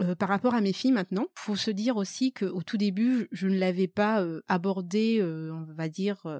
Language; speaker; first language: French; early bilingual, other home language; Malagasy